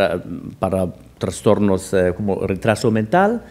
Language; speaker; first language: Spanish; non-native, fluent; German